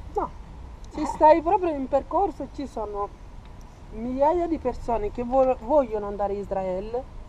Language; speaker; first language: Italian; non-native, fluent; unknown